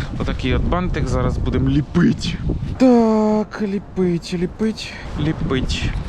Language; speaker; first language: Ukrainian; non-native, local second language; Russian